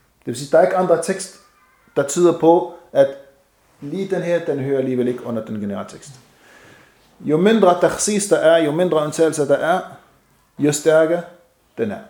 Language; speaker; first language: Danish; non-native, fluent; Arabic